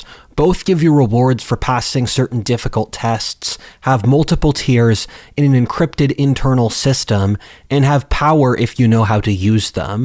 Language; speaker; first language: English; native; English